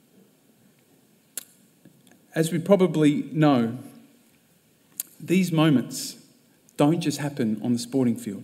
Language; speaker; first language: English; native; English